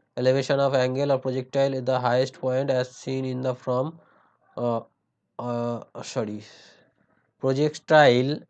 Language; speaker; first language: English; non-native, local second language; Bangla